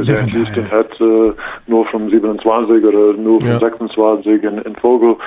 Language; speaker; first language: German; non-native, learner; English